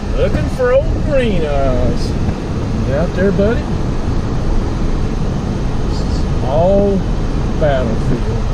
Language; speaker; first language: English; native; English